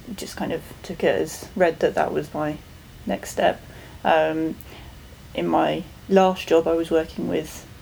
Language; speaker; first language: English; native; English